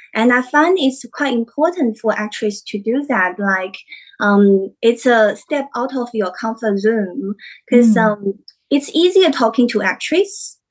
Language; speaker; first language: English; non-native, fluent; Chinese